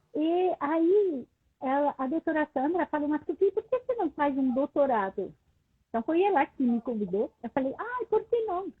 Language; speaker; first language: Portuguese; non-native, fluent; French